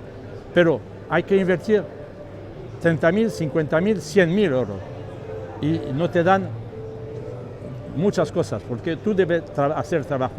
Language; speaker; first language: Spanish; non-native, learner; French